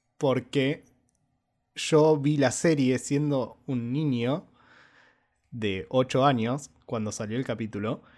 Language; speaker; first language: Spanish; native; Spanish